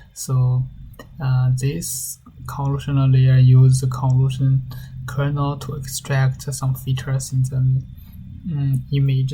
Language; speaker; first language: English; non-native, learner; Chinese